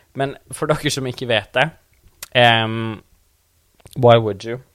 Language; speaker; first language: Norwegian; non-native, local second language; Northern Sami